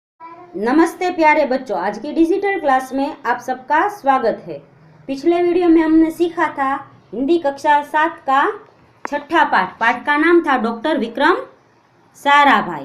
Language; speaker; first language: Hindi; non-native, local second language; Gujarati